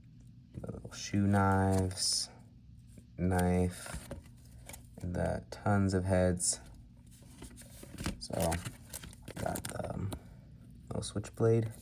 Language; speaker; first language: English; native; English